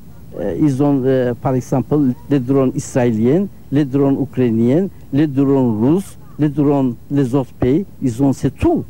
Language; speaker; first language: French; non-native, learner; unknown